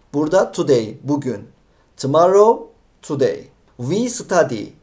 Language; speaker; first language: English; non-native, fluent; Turkish